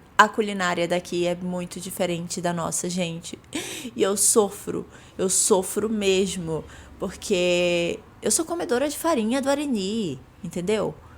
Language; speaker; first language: Portuguese; native; Portuguese